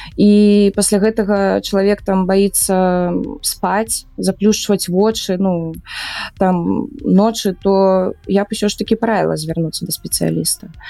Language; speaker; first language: Belarusian; native; Belarusian